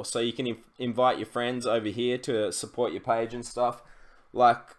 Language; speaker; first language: English; native; English